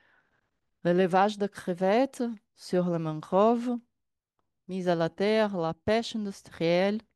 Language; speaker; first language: French; non-native, learner; Portuguese